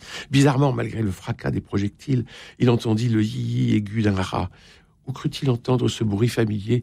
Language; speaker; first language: French; native; French